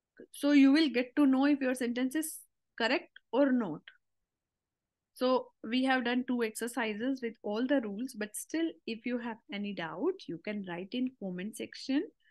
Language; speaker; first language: English; non-native, local second language; Hindi